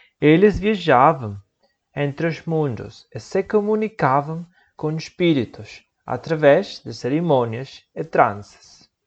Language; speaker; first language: Portuguese; non-native, learner; Spanish